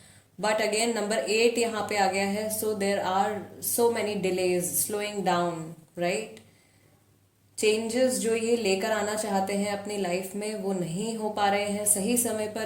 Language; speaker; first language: Hindi; native; Hindi